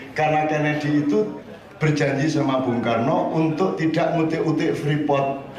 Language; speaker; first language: Indonesian; native; Indonesian